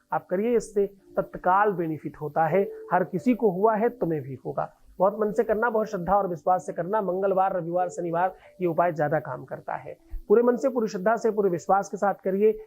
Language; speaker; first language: Hindi; native; Hindi